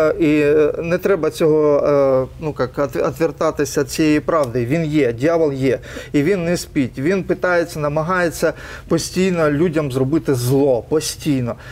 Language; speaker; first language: Ukrainian; non-native, local second language; Russian